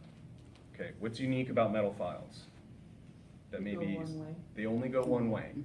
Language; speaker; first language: English; native; English